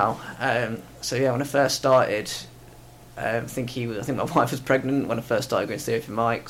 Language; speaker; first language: English; native; English